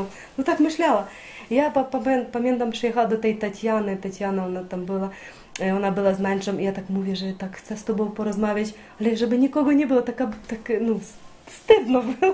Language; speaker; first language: Polish; non-native, learner; Ukrainian